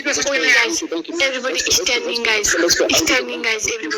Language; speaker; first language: English; non-native, learner; Nepali